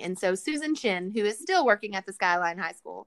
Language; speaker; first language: English; native; English